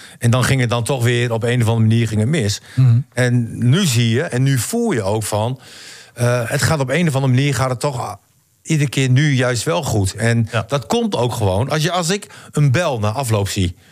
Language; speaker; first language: Dutch; native; Dutch